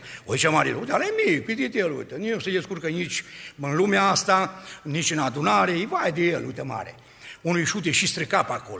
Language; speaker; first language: Romanian; native; Romanian